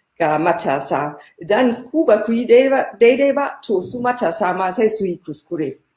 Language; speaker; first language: Hausa; non-native, fluent; German